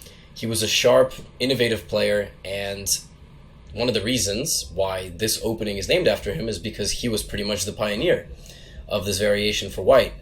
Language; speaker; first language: English; native; English